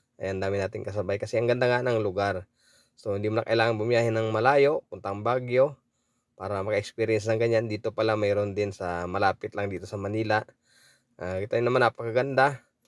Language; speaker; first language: Filipino; native; Filipino